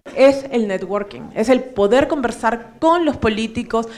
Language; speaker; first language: Spanish; native; Spanish